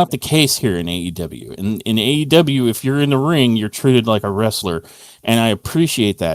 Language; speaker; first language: English; native; English